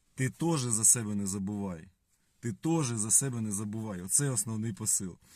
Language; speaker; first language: Ukrainian; native; Ukrainian